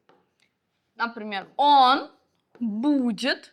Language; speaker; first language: Russian; non-native, local second language; Uzbek